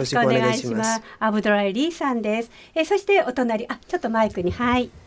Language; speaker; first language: Japanese; native; Japanese